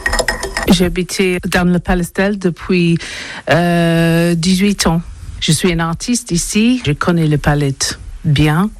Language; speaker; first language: French; non-native, learner; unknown